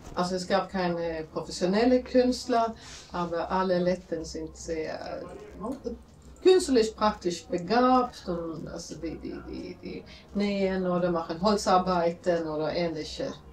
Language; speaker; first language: German; non-native, fluent; Latvian